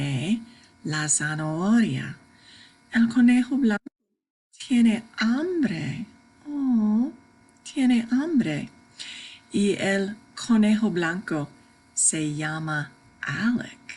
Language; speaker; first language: Spanish; non-native, fluent; English